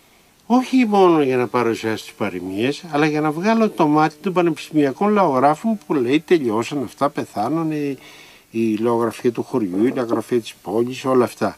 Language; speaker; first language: Greek; native; Greek